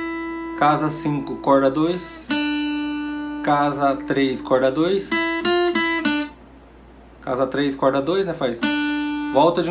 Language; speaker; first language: Portuguese; native; Portuguese